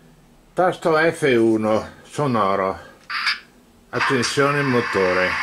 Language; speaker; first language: Italian; native; Italian